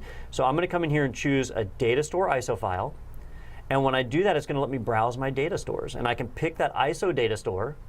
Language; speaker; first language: English; native; English